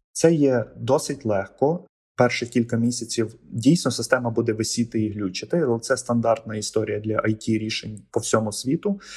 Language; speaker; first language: Ukrainian; native; Ukrainian